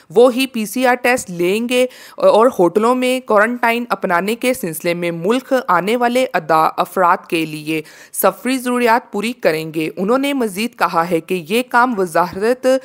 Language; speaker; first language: Urdu; native; Urdu